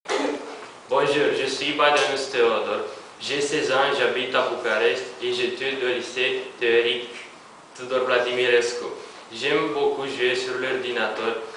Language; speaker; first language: French; non-native, learner; Romanian